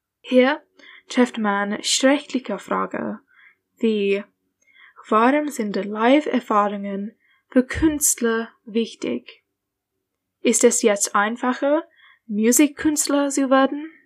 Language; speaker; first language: German; non-native, learner; English